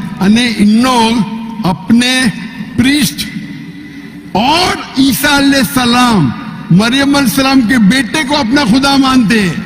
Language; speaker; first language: Urdu; non-native, local second language; Konkani